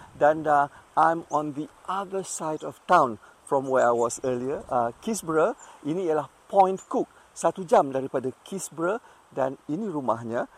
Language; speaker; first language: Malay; native; Malay